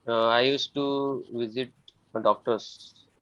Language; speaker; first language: English; non-native, local second language; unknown